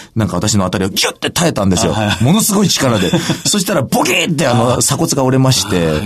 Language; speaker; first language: Japanese; native; Japanese